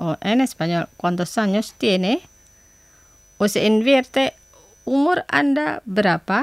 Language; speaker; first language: Spanish; non-native, fluent; Indonesian